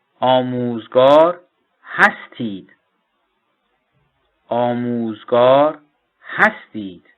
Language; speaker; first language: Persian; non-native, fluent; Turkish